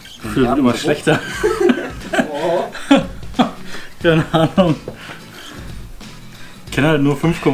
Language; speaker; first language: German; native; German